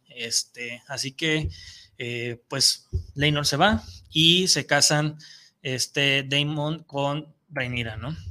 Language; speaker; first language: Spanish; native; Spanish